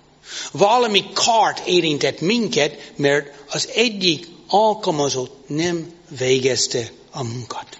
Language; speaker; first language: Hungarian; non-native, fluent; English